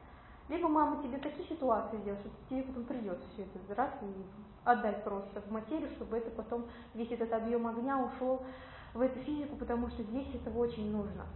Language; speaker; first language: Russian; native; Russian